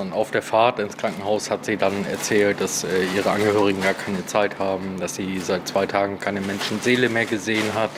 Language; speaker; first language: German; native; German